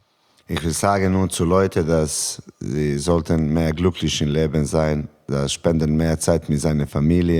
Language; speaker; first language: German; non-native, learner; Serbian